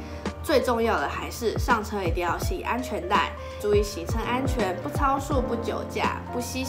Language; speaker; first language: Chinese; native; Chinese